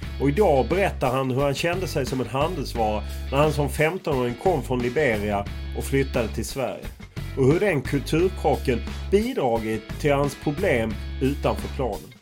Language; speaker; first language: Swedish; native; Swedish